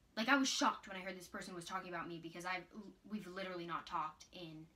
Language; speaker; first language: English; native; English